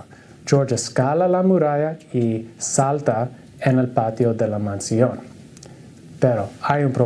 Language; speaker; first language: Spanish; non-native, learner; English